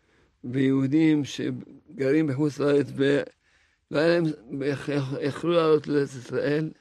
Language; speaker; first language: Hebrew; non-native, fluent; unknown